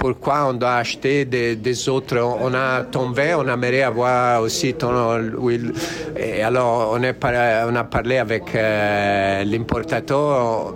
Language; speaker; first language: French; non-native, learner; Italian